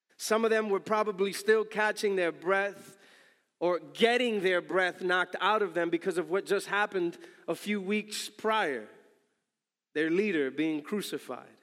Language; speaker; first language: English; early bilingual, other home language; Spanish